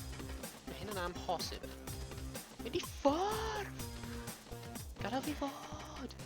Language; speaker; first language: Welsh; non-native, local second language; English